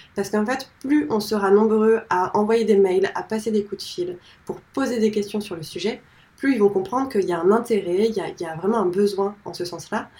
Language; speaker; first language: French; native; French